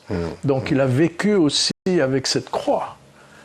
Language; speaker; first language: French; early bilingual, other home language; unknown